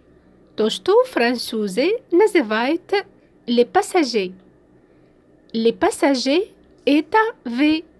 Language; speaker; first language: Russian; non-native, fluent; French